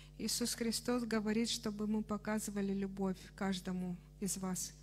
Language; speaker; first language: Russian; non-native, fluent; Romanian